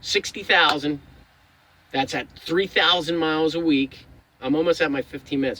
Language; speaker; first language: English; native; English